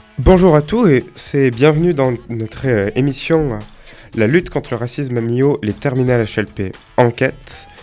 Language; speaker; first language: French; native; French